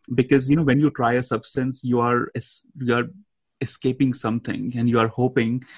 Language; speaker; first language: English; non-native, local second language; Hindi